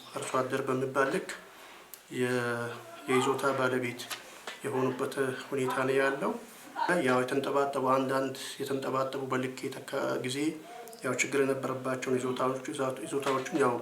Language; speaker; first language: Amharic; non-native, local second language; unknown